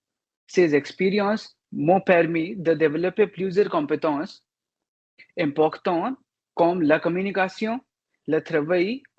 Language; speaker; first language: French; non-native, learner; Hindi